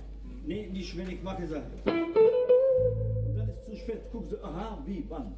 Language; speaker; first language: German; non-native, learner; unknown